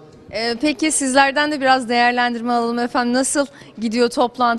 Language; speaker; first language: Turkish; native; Turkish